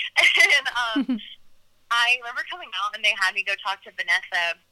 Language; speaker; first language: English; native; English